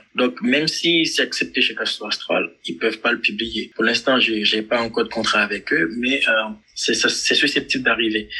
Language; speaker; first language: French; non-native, local second language; Haitian Creole